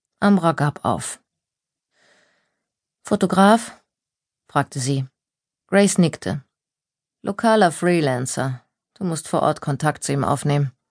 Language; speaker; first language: German; native; German